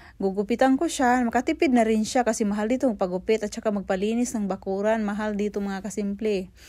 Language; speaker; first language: Filipino; non-native, local second language; Cebuano